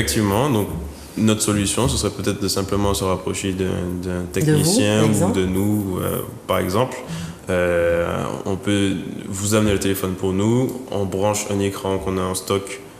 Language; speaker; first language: French; native; French